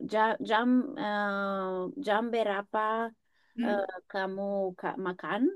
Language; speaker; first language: Indonesian; non-native, learner; English